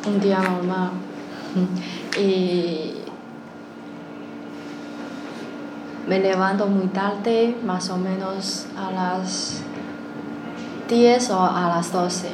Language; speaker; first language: Spanish; non-native, learner; Chinese